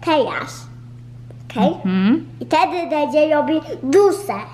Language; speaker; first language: Polish; early bilingual, heritage; Polish